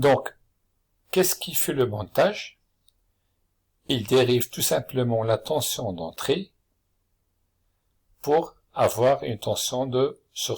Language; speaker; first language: French; non-native, local second language; Arabic